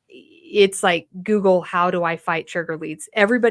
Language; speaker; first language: English; native; English